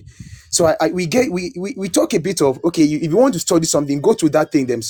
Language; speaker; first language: English; non-native, local second language; Ibibio